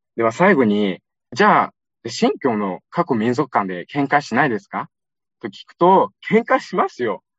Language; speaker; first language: Japanese; non-native, fluent; Uyghur